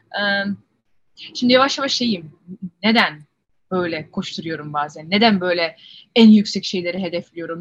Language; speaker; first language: Turkish; early bilingual, heritage; Turkish